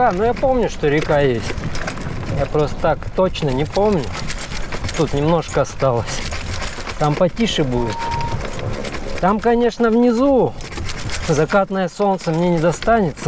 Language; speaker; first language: Russian; native; Russian